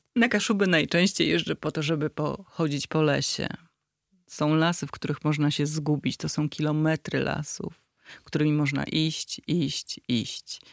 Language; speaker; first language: Polish; native; Polish